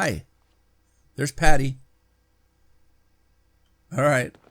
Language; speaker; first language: English; native; English